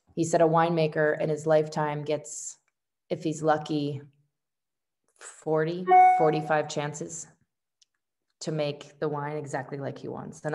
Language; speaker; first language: English; native; English